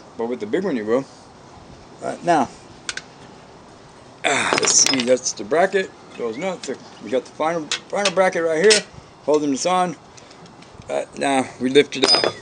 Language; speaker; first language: English; native; English